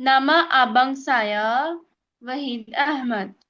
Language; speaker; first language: Indonesian; non-native, learner; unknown